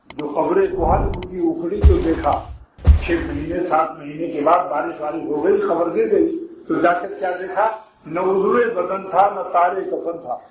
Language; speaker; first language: Urdu; native; Urdu